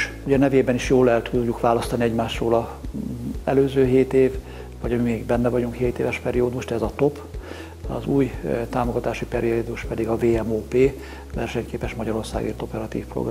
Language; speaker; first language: Hungarian; native; Hungarian